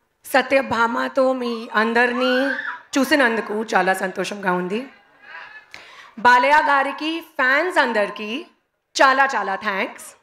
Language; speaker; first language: Telugu; non-native, learner; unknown